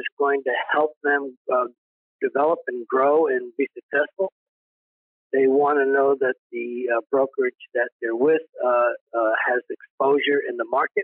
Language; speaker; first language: English; native; English